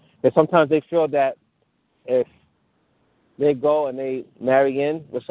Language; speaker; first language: English; early bilingual, other home language; Mandingo